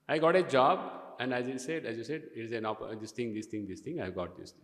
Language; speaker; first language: English; non-native, local second language; Kannada